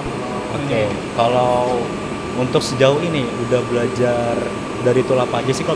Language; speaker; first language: Indonesian; native; Indonesian